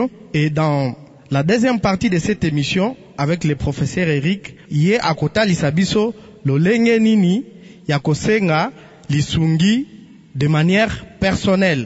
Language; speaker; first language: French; non-native, local second language; Lingala